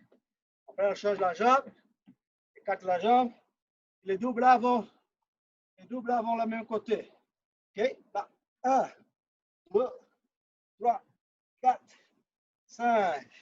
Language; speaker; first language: French; non-native, fluent; Portuguese